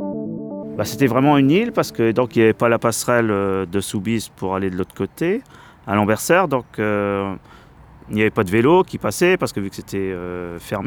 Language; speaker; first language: French; native; French